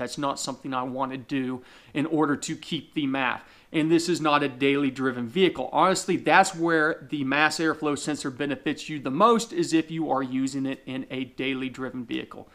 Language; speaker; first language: English; native; English